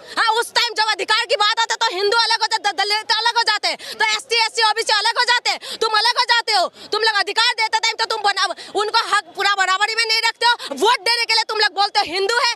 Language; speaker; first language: Hindi; non-native, local second language; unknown